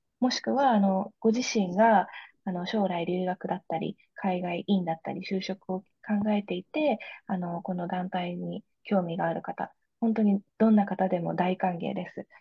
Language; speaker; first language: Japanese; native; Japanese